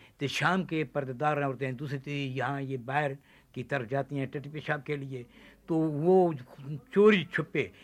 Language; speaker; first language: Urdu; non-native, local second language; Saraiki